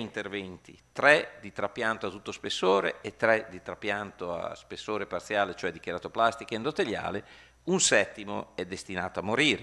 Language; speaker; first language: Italian; native; Italian